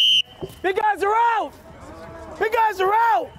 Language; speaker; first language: English; native; English